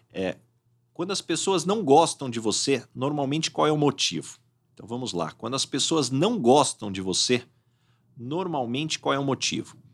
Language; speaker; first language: Portuguese; native; Portuguese